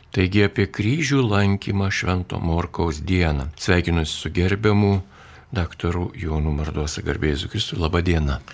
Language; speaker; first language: Lithuanian; native; Lithuanian